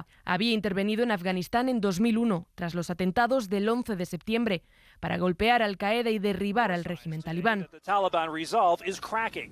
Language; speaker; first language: Spanish; native; Spanish